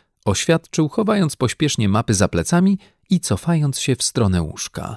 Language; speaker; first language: Polish; native; Polish